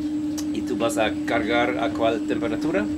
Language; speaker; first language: Spanish; non-native, fluent; Dutch